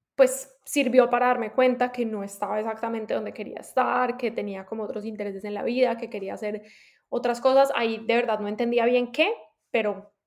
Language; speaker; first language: Spanish; native; Spanish